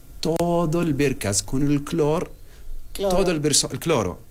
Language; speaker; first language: Spanish; non-native, learner; Arabic